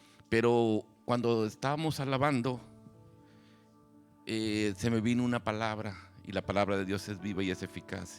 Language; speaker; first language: Spanish; native; Spanish